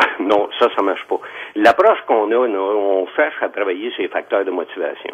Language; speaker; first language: French; native; French